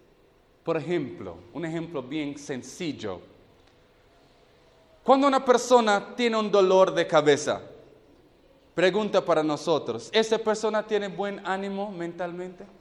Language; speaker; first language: Spanish; non-native, fluent; English